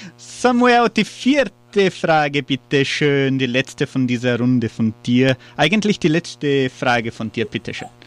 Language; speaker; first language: German; early bilingual, heritage; German